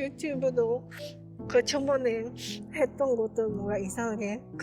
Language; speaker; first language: Korean; non-native, fluent; Japanese